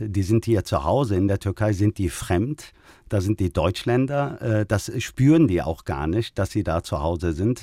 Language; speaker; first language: German; early bilingual, other home language; Turkish